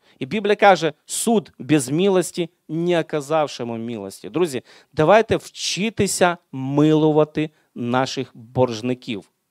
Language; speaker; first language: Ukrainian; non-native, local second language; Russian